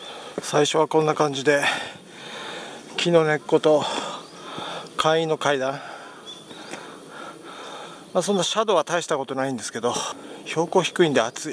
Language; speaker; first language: Japanese; native; Japanese